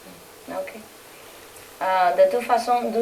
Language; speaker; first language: French; non-native, learner; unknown